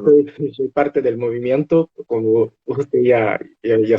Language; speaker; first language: Spanish; non-native, fluent; Portuguese